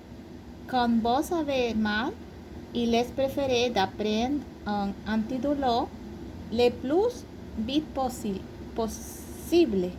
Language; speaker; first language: French; non-native, learner; Spanish